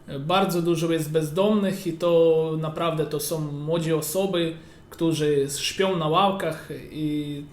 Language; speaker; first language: Polish; non-native, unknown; Ukrainian